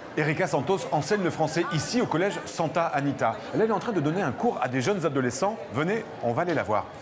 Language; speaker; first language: French; native; French